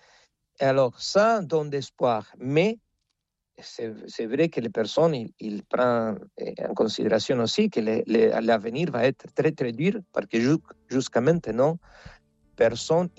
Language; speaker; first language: French; non-native, fluent; Spanish